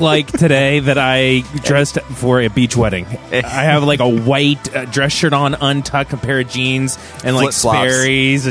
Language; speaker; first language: English; native; English